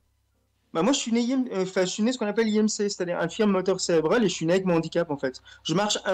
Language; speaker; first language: French; native; French